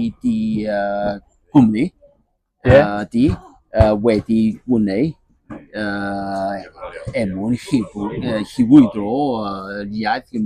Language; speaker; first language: Welsh; non-native, learner; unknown